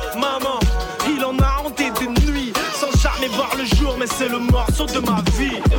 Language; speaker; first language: French; non-native, local second language; Lingala